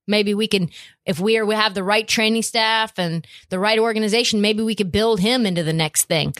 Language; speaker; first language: English; native; English